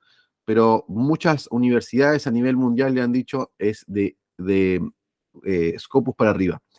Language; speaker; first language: Spanish; native; Spanish